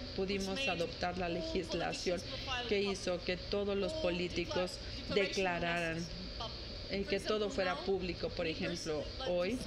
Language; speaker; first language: Spanish; non-native, fluent; Ukrainian